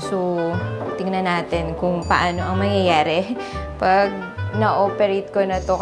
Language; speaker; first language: Filipino; native; Filipino